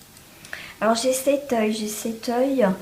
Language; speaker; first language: French; native; French